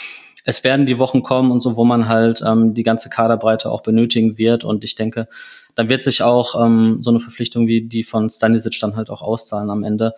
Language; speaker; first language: German; native; German